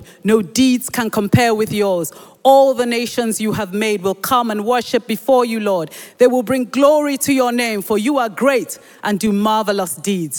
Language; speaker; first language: English; non-native, local second language; Yoruba